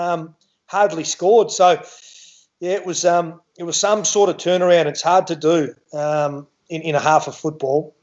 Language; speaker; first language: English; native; English